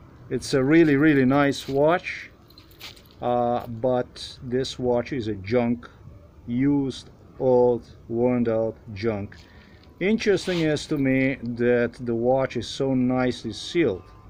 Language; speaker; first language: English; non-native, fluent; Slovenian